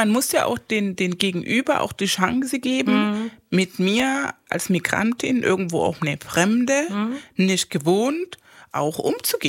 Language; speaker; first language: German; non-native, fluent; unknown